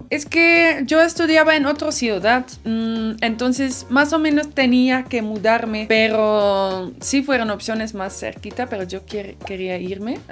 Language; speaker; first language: Spanish; non-native, fluent; Dutch